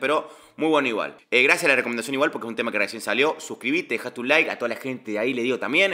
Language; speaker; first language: Spanish; native; Spanish